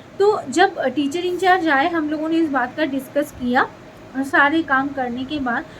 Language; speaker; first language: Hindi; non-native, local second language; Bangla